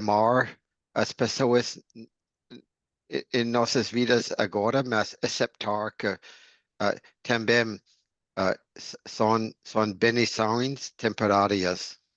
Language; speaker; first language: Portuguese; non-native, learner; English